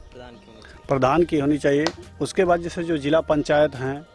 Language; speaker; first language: Hindi; native; Hindi